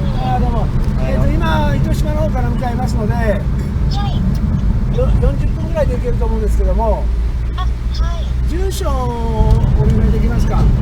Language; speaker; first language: Japanese; native; Japanese